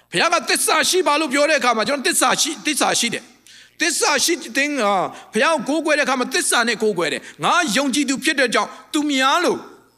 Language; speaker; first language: Burmese; non-native, local second language; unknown